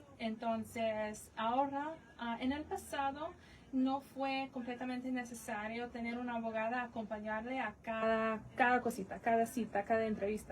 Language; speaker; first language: Spanish; non-native, fluent; English